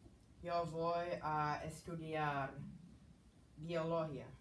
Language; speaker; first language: Spanish; non-native, learner; English